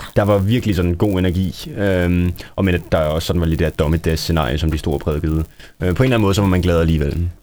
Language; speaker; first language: Danish; early bilingual, other home language; Icelandic